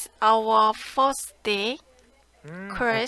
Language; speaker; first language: English; non-native, learner; Korean